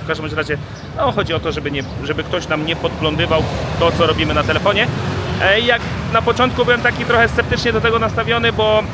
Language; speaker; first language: Polish; native; Polish